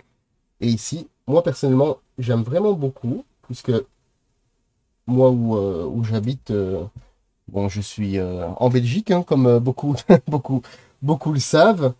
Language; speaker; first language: French; native; French